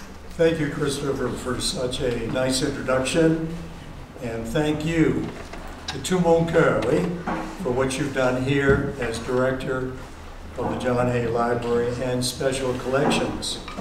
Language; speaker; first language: English; native; English